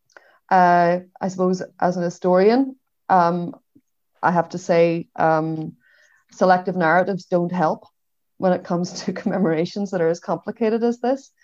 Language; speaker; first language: English; native; English